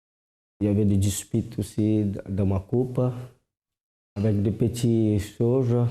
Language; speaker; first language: French; non-native, fluent; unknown